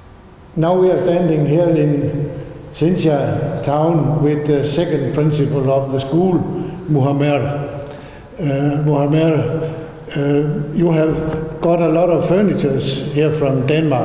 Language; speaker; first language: English; non-native, fluent; Danish